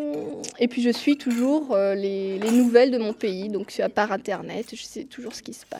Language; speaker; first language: French; early bilingual, other home language; Portuguese